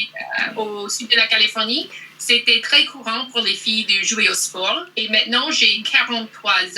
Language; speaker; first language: French; non-native, learner; English